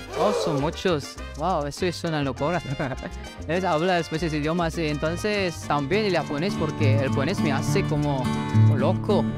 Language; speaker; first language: Spanish; non-native, fluent; Filipino